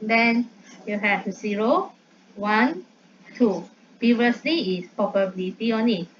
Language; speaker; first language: English; non-native, local second language; Malay